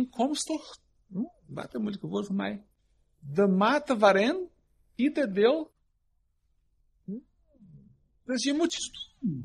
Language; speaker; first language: Dutch; non-native, fluent; Portuguese